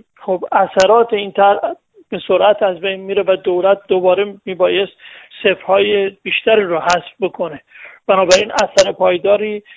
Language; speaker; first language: Persian; native; Persian